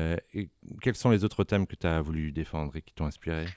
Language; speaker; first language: French; native; French